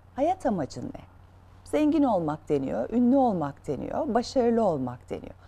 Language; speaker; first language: Turkish; native; Turkish